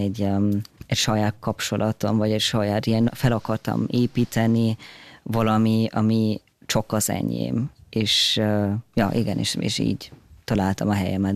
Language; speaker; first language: Hungarian; non-native, fluent; German